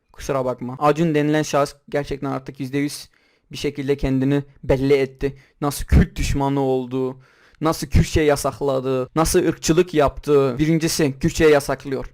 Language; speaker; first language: Turkish; non-native, local second language; Kurdish